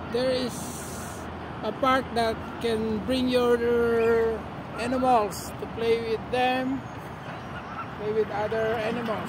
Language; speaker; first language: English; non-native, learner; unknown